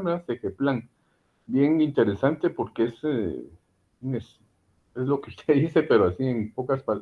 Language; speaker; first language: Spanish; native; Spanish